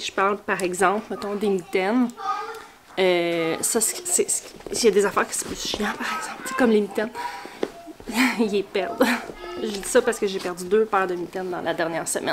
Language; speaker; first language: French; native; French